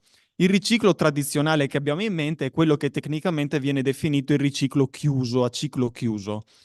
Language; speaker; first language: Italian; native; Italian